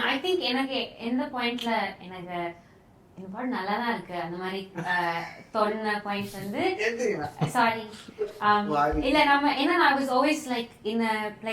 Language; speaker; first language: Tamil; early bilingual, heritage; Tamil